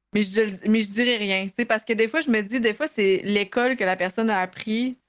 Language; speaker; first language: French; native; French